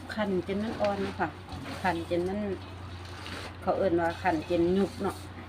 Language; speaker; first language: Thai; native; Thai